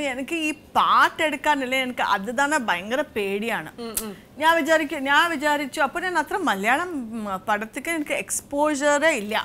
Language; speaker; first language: Malayalam; non-native, fluent; Kannada